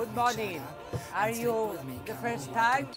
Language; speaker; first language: English; non-native, learner; Catalan